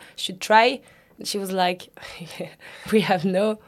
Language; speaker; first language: English; non-native, learner; French